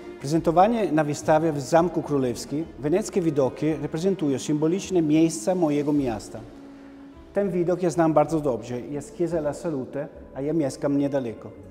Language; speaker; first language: Polish; non-native, fluent; Italian